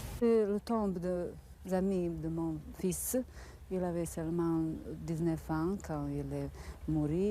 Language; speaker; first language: French; non-native, learner; Bosnian